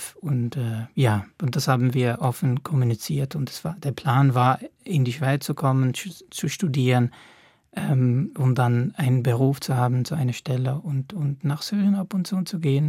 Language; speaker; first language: German; non-native, fluent; Arabic